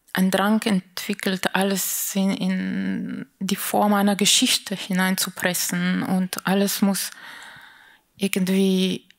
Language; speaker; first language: German; non-native, fluent; Slovenian